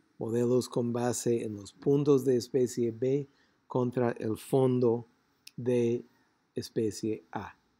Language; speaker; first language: Spanish; non-native, fluent; English